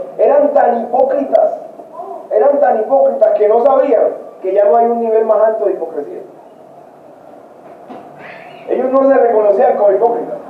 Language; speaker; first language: Spanish; native; Spanish